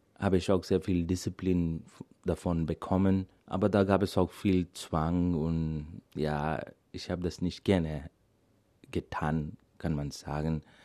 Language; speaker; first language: German; non-native, fluent; Malayalam